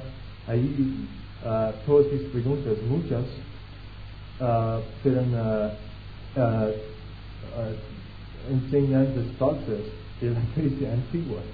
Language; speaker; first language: Spanish; non-native, fluent; English